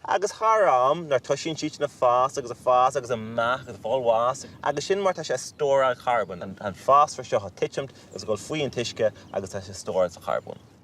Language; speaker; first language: Irish; native; Irish